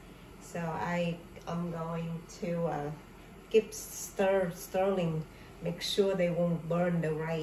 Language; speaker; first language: English; non-native, learner; Vietnamese